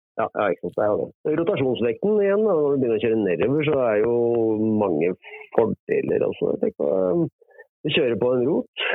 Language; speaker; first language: Norwegian; native; Norwegian